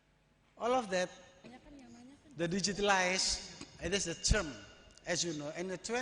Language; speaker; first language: English; non-native, learner; Indonesian